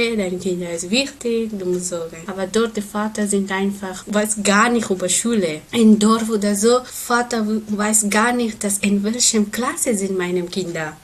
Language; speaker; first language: German; non-native, learner; Persian